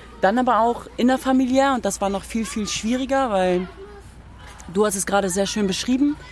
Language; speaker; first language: German; early bilingual, other home language; Kurdish